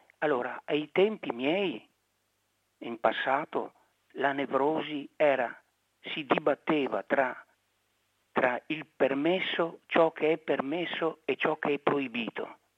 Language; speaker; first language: Italian; native; Italian